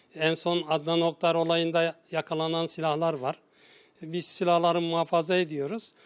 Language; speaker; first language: Turkish; native; Turkish